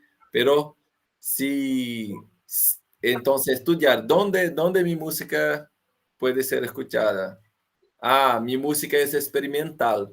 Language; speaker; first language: Spanish; non-native, fluent; Portuguese